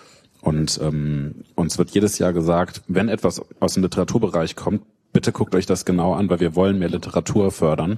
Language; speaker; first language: German; native; German